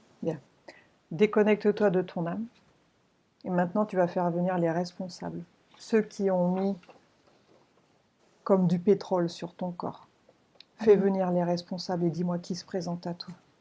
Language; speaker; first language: French; native; French